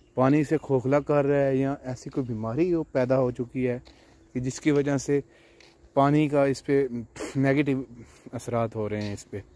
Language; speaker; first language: Urdu; non-native, local second language; Punjabi